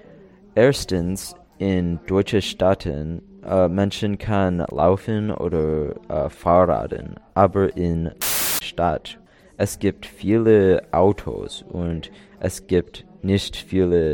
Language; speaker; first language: German; non-native, learner; English